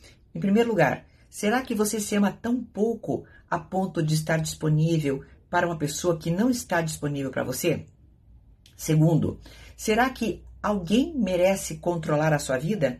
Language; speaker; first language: Portuguese; native; Portuguese